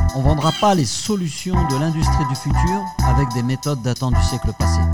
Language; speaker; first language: French; native; French